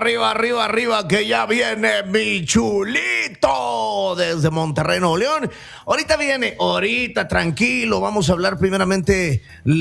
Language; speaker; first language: Spanish; native; Spanish